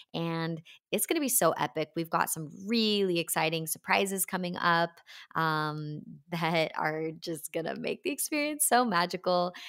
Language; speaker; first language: English; native; English